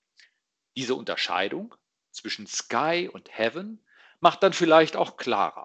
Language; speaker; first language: German; native; German